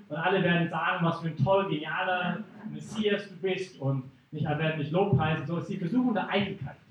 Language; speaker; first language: German; non-native, fluent; English